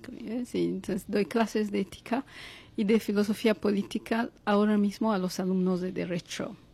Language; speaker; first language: Spanish; non-native, fluent; Kinyarwanda